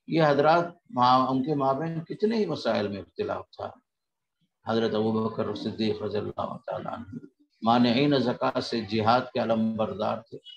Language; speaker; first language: Urdu; native; Urdu